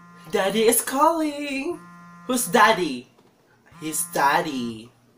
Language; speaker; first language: English; non-native, local second language; Filipino